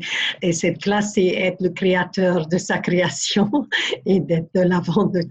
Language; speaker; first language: French; non-native, fluent; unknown